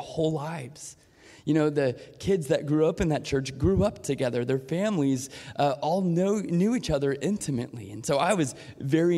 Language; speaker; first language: English; native; English